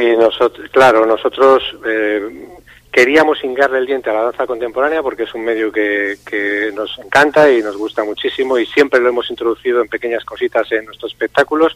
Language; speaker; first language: Spanish; native; Spanish